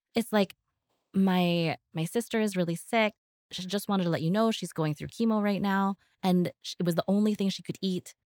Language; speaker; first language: English; native; English